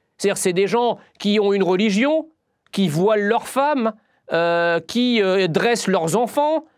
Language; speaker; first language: French; early bilingual, other home language; Arabic